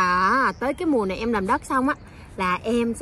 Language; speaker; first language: Vietnamese; native; Vietnamese